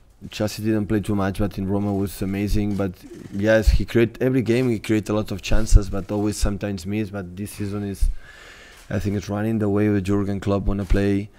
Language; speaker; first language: English; non-native, fluent; Catalan